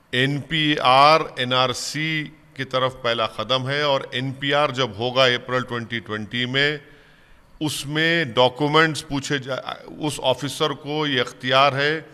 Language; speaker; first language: Urdu; native; Urdu